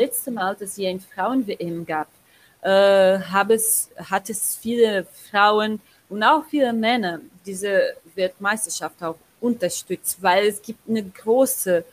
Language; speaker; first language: German; non-native, learner; Portuguese